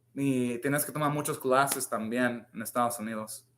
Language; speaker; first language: Spanish; non-native, learner; English